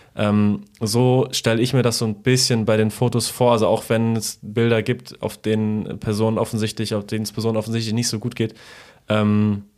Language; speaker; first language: German; early bilingual, other home language; Polish